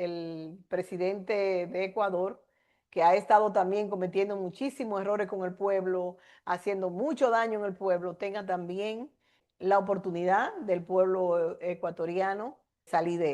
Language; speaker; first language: Spanish; native; Spanish